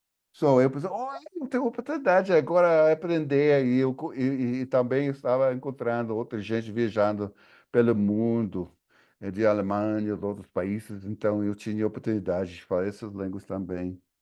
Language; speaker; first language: Portuguese; non-native, fluent; English